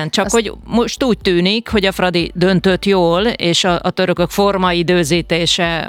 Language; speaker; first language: Hungarian; native; Hungarian